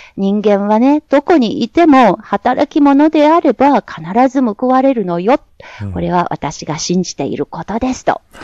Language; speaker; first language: Japanese; non-native, fluent; Chinese